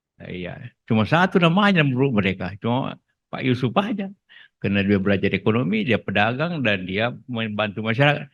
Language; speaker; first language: Indonesian; non-native, local second language; Buginese